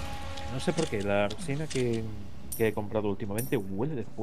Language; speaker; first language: Spanish; native; Spanish